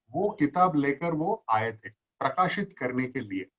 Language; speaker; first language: Hindi; non-native, local second language; Marathi